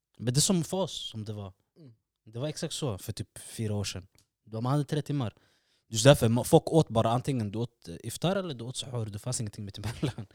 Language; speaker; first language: Swedish; early bilingual, other home language; Arabic